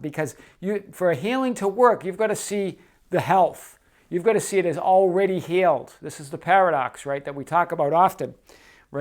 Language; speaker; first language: English; native; English